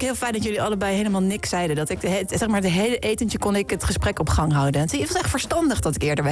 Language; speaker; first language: Dutch; native; Dutch